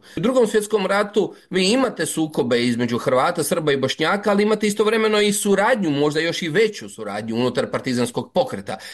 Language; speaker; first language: Croatian; native; Croatian